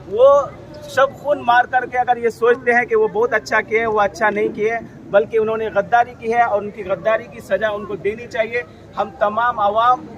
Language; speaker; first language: Urdu; native; Urdu